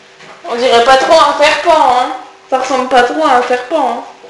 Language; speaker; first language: French; native; French